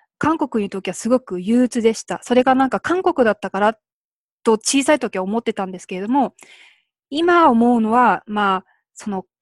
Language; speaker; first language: Japanese; early bilingual, other home language; Korean